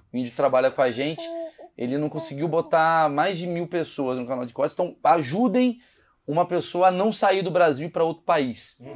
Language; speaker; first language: Portuguese; native; Portuguese